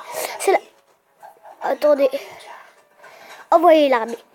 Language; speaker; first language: French; native; French